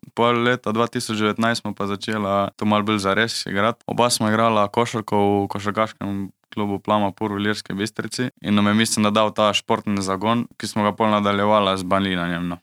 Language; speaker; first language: Slovenian; native; Slovenian